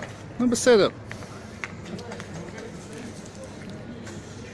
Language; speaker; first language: Hebrew; non-native, fluent; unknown